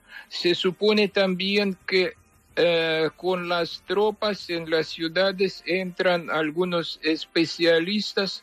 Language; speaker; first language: Spanish; non-native, fluent; Ukrainian